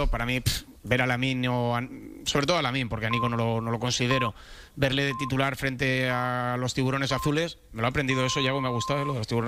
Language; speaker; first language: Spanish; native; Spanish